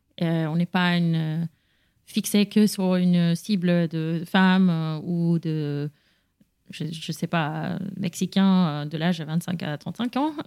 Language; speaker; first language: French; non-native, fluent; Spanish